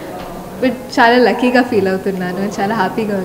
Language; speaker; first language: Telugu; non-native, fluent; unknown